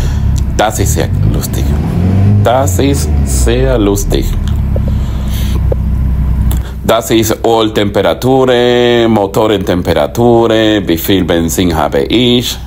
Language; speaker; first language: German; non-native, learner; Spanish